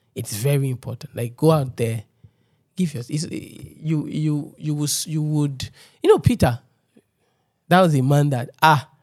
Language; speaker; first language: English; non-native, local second language; Yoruba